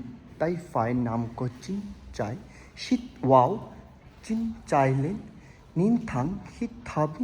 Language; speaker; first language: Vietnamese; non-native, learner; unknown